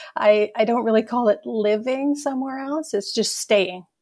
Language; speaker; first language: English; native; English